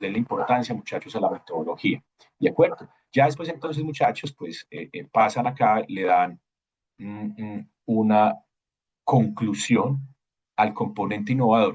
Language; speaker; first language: Spanish; native; Spanish